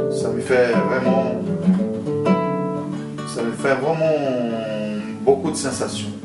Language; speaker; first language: French; non-native, fluent; Portuguese